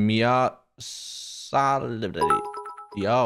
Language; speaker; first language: Korean; non-native, learner; English